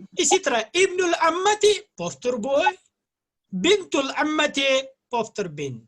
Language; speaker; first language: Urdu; non-native, local second language; Kashmiri